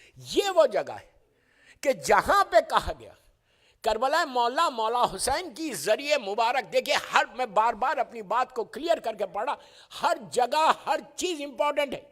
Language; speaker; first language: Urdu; native; Urdu